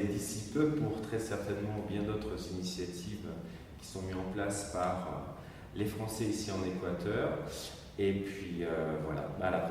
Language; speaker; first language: French; native; French